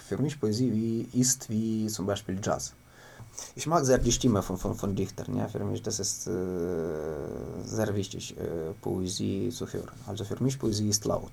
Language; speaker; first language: German; non-native, learner; Ukrainian